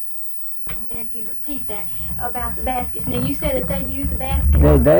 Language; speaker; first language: English; native; English